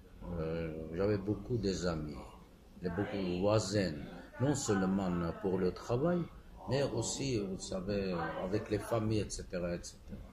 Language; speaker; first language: French; non-native, fluent; Armenian